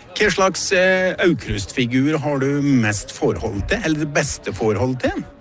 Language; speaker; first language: Norwegian; native; Norwegian